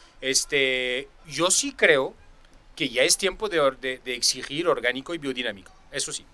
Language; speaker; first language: Spanish; non-native, fluent; French